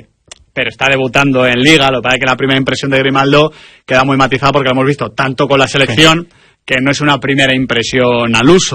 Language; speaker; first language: Spanish; native; Spanish